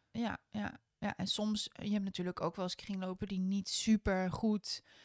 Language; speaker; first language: Dutch; native; Dutch